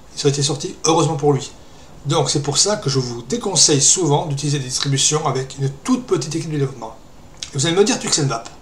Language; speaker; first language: French; native; French